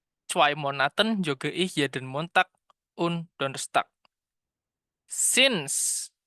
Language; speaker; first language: German; non-native, fluent; Indonesian